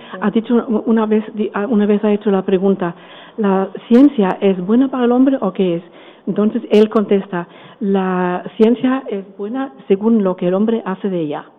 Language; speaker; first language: Spanish; non-native, fluent; German